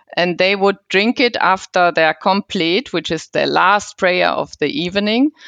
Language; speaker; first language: English; non-native, fluent; German